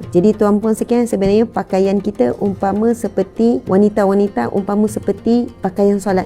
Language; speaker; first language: Malay; native; Malay